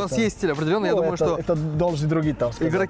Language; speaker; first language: Russian; non-native, learner; Serbian